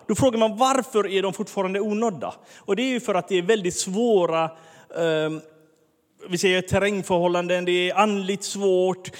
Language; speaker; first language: Swedish; early bilingual, other home language; Finnish